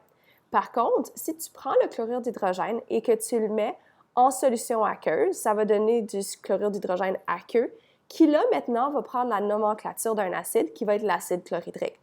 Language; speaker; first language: French; native; French